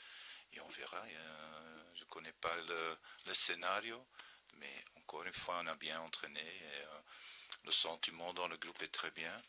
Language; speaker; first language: French; non-native, fluent; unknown